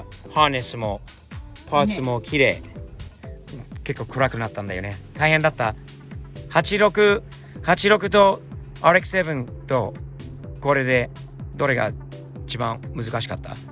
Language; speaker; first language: Japanese; native; Japanese